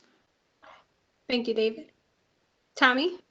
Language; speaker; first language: English; native; English